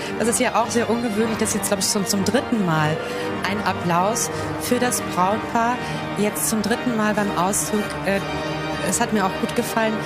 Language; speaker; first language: German; native; German